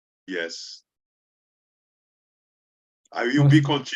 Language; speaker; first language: English; non-native, learner; Portuguese